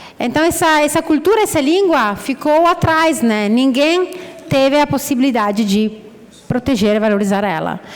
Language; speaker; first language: Portuguese; non-native, fluent; Italian